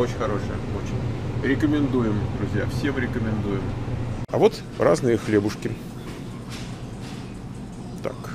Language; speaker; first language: Russian; native; Russian